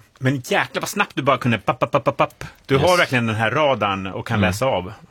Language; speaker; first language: Swedish; native; Swedish